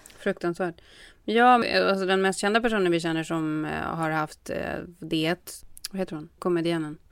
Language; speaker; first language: Swedish; native; Swedish